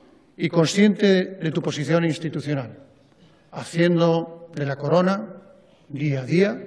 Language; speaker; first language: Spanish; native; Spanish